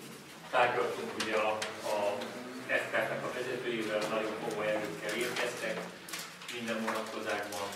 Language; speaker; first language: Hungarian; native; Hungarian